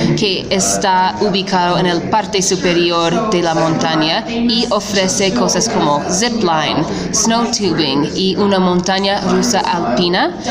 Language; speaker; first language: Spanish; non-native, fluent; English